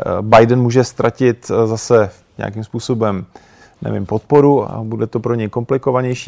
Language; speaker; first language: Czech; native; Czech